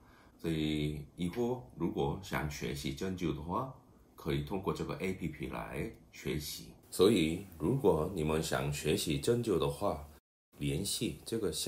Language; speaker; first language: Chinese; non-native, fluent; Korean